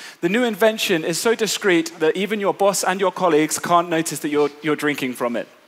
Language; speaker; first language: English; native; English